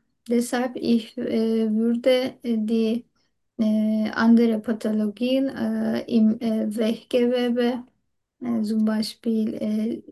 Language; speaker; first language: German; non-native, learner; Turkish